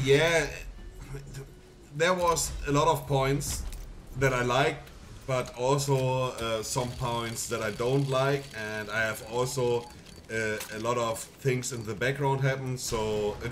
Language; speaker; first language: English; non-native, fluent; German